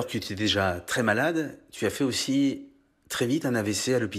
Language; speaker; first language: French; native; French